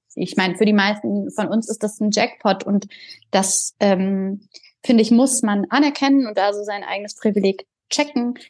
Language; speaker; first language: German; early bilingual, other home language; Bulgarian